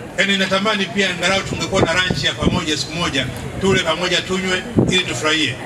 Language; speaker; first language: Swahili; native; Swahili